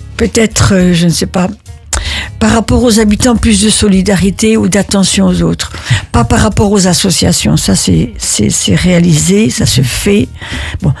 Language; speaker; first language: French; early bilingual, other home language; Italian